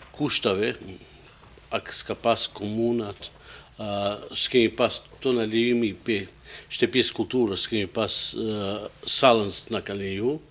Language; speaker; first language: Albanian; non-native, local second language; Romany